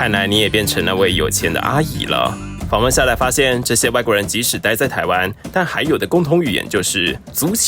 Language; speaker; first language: Chinese; native; Chinese